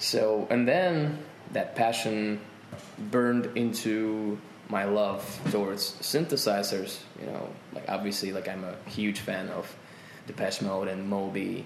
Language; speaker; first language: English; non-native, fluent; Russian